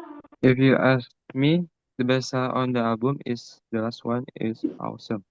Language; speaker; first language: English; non-native, learner; Indonesian